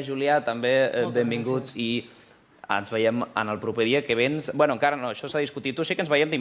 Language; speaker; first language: Catalan; native; Catalan